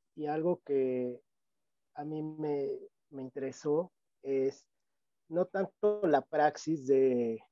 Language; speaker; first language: Spanish; native; Spanish